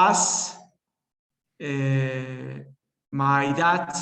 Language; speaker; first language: English; non-native, learner; Spanish